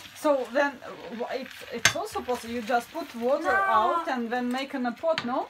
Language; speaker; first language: English; non-native, learner; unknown